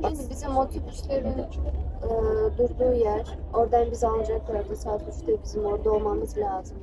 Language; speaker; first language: Turkish; non-native, fluent; Kyrgyz